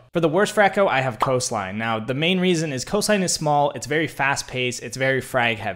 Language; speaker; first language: English; native; English